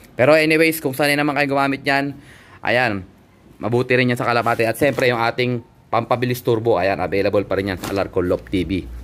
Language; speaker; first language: Filipino; native; Filipino